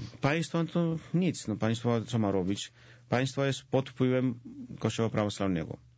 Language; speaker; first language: Polish; non-native, fluent; Georgian